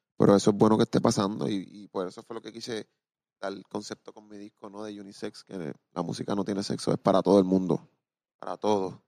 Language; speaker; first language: Spanish; native; Spanish